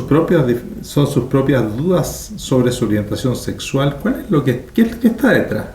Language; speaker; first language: Spanish; native; Spanish